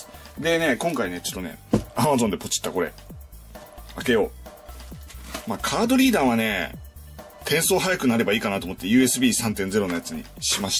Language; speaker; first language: Japanese; native; Japanese